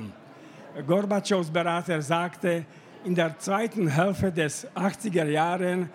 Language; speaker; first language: German; non-native, fluent; Slovak